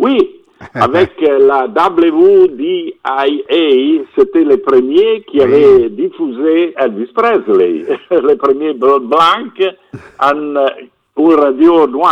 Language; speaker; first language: French; non-native, fluent; Italian